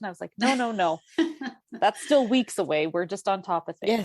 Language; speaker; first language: English; native; English